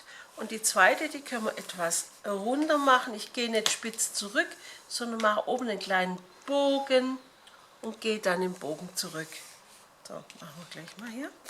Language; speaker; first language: German; native; German